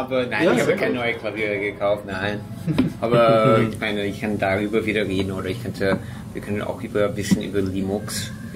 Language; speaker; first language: German; non-native, fluent; English